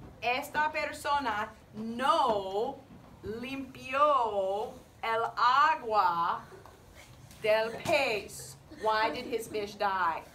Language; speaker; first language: Spanish; non-native, fluent; English